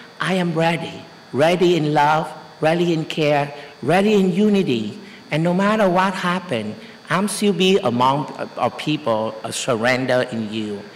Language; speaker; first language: English; non-native, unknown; Vietnamese